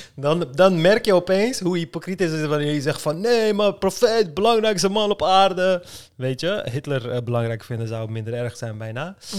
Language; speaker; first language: Dutch; early bilingual, other home language; Turkish